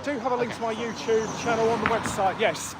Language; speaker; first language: English; native; English